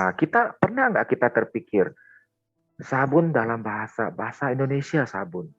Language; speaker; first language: Indonesian; non-native, local second language; Min Nan Chinese